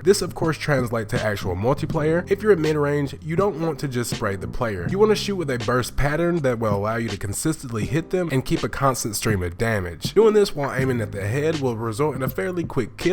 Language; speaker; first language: English; native; English